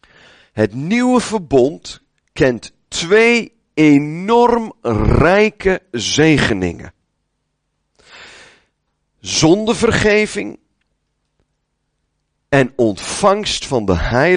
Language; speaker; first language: Dutch; native; Dutch